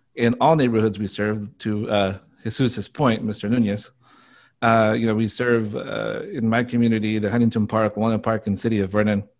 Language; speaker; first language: English; native; English